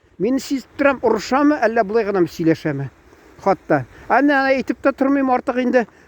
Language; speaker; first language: Tatar; native; Tatar